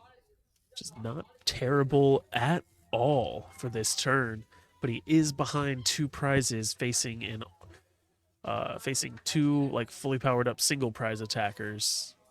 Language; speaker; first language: English; native; English